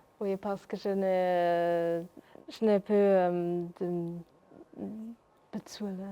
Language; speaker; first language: French; non-native, local second language; Luxembourgish